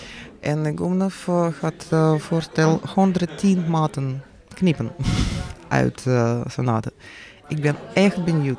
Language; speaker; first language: Dutch; non-native, fluent; Russian